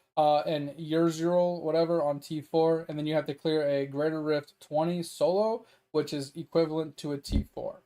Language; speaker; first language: English; native; English